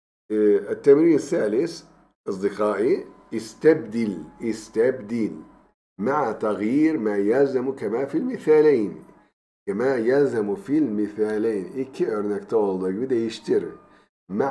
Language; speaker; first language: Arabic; non-native, fluent; Turkish